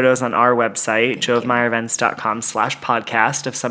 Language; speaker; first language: English; native; English